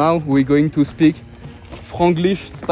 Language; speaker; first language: English; non-native, learner; French